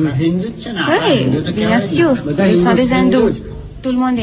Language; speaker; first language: French; non-native, learner; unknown